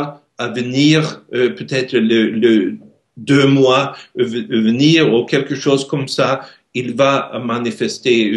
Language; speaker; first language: French; non-native, learner; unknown